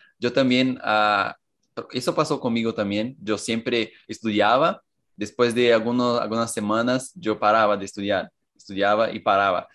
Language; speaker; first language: Spanish; non-native, fluent; Portuguese